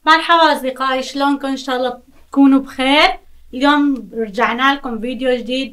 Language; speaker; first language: Arabic; non-native, local second language; Kurdish